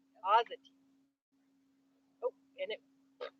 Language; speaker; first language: English; native; English